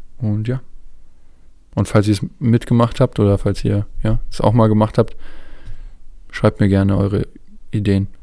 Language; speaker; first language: German; native; German